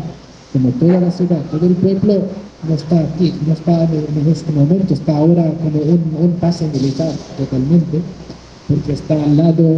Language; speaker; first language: Spanish; non-native, fluent; Arabic